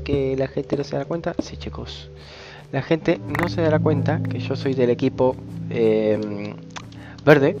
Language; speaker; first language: Spanish; native; Spanish